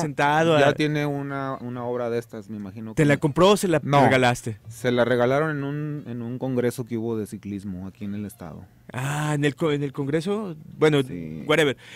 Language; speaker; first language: Spanish; native; Spanish